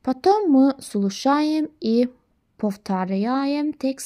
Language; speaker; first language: Russian; non-native, learner; Turkish